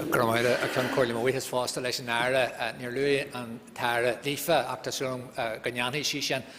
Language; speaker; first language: Irish; non-native, local second language; English